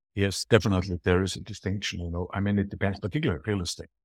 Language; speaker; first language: English; non-native, fluent; German